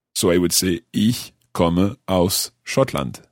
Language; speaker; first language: German; non-native, learner; English